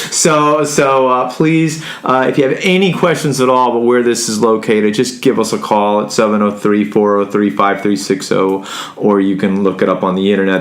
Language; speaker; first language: English; native; English